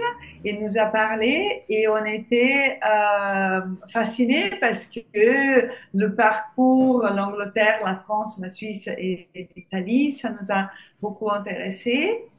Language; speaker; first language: French; non-native, fluent; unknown